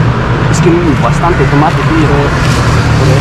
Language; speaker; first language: Spanish; non-native, learner; Filipino